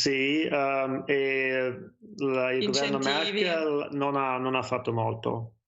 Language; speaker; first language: Italian; non-native, fluent; German